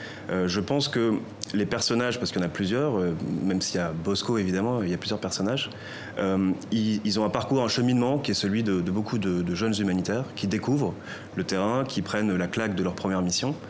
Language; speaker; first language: French; native; French